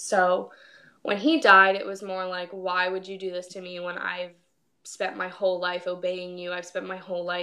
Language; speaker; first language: English; native; English